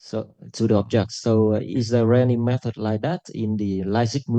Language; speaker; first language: English; non-native, fluent; Vietnamese